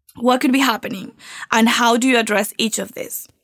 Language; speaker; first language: English; non-native, fluent; Spanish